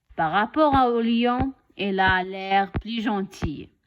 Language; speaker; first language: French; non-native, local second language; Arabic